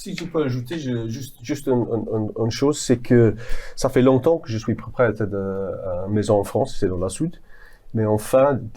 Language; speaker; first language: French; non-native, fluent; English